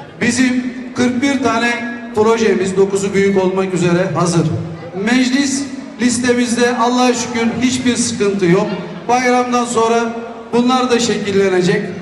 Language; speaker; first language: Turkish; native; Turkish